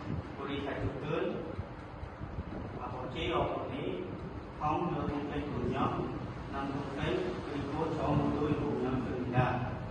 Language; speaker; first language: Korean; non-native, learner; Khmer